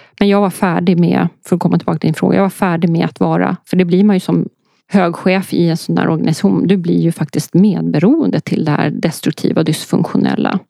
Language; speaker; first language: Swedish; early bilingual, other home language; Polish